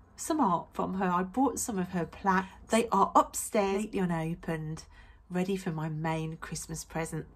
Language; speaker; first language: English; native; English